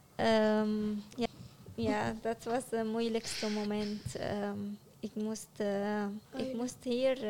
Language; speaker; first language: Dutch; non-native, fluent; Arabic